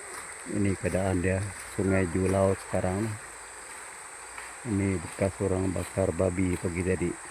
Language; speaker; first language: Indonesian; non-native, local second language; Iban